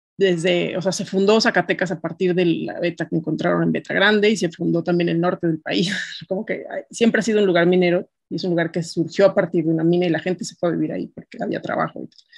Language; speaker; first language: Spanish; native; Spanish